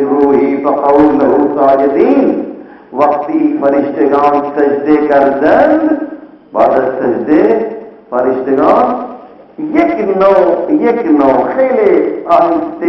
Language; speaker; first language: Persian; non-native, fluent; Urdu